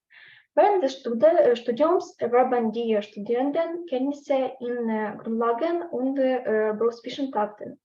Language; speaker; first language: German; non-native, learner; Ukrainian